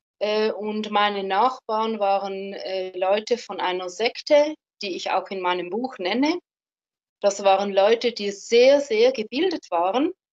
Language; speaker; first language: German; non-native, local second language; French